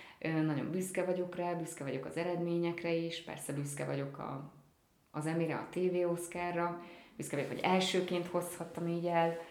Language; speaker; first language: Hungarian; native; Hungarian